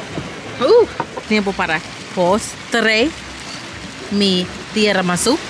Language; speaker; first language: Spanish; non-native, learner; English